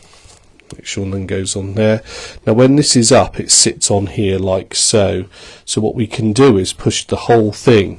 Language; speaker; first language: English; native; English